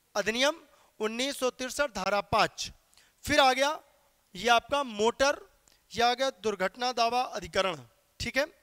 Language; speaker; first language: Hindi; native; Hindi